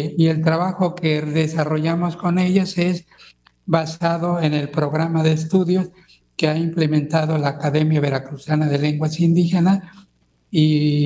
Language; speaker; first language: Spanish; non-native, local second language; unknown